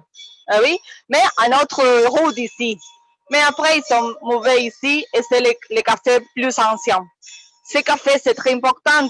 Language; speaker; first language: French; non-native, fluent; Spanish